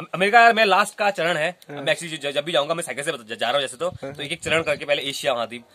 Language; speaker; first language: Hindi; native; Hindi